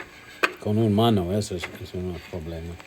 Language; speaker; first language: Spanish; non-native, learner; English